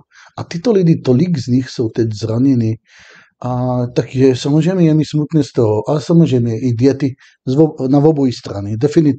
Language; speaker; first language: Czech; non-native, fluent; Hebrew